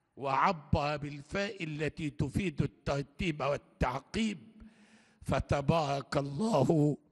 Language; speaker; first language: Arabic; native; Arabic